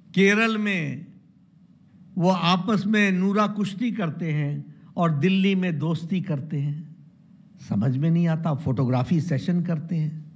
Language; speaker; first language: Hindi; native; Hindi